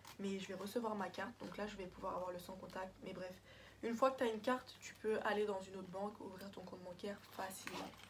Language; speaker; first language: French; early bilingual, other home language; Portuguese